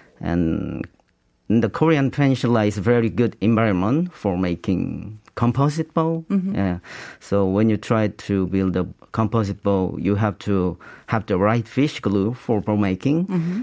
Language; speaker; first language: English; non-native, learner; Korean